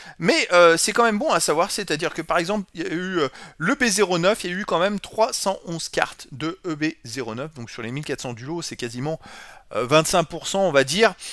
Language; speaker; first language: French; native; French